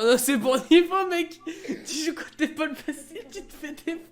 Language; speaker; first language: French; native; French